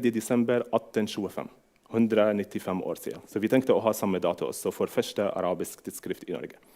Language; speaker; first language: Norwegian; non-native, fluent; Arabic